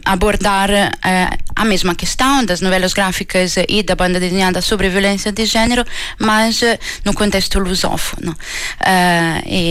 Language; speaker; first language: Portuguese; non-native, fluent; Italian